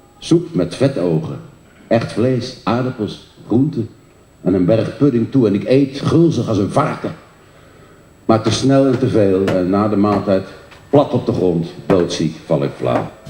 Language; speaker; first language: Dutch; native; Dutch